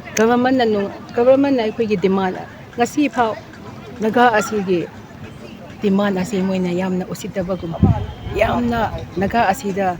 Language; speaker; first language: Manipuri; non-native, local second language; Rongmei Naga